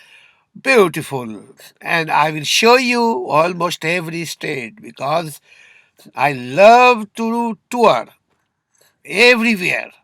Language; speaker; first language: English; non-native, learner; Urdu